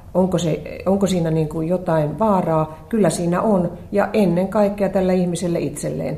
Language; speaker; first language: Finnish; native; Finnish